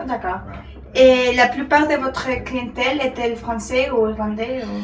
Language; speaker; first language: French; non-native, learner; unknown